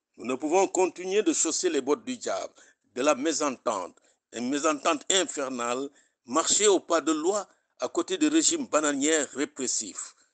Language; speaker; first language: French; non-native, local second language; Wolof